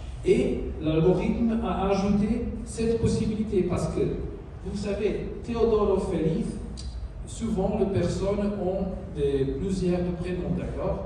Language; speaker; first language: French; non-native, learner; Spanish